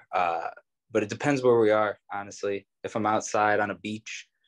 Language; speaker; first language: English; native; English